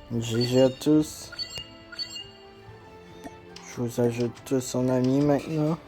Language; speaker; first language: French; native; French